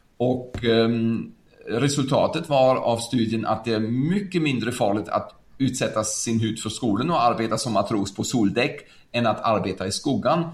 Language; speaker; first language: Swedish; non-native, fluent; German